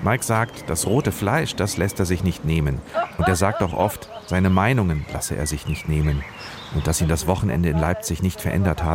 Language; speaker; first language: German; native; German